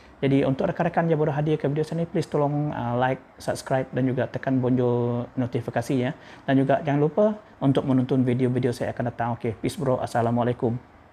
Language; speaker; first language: Malay; native; Malay